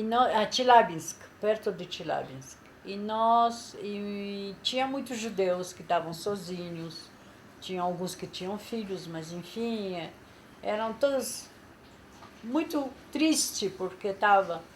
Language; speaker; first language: Portuguese; non-native, fluent; Polish